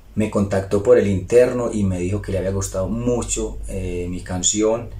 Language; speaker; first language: Spanish; native; Spanish